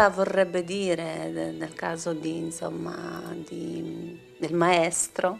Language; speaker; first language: Italian; native; Italian